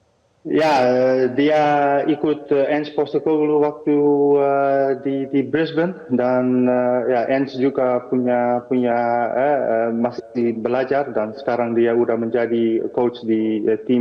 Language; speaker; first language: Indonesian; non-native, fluent; Dutch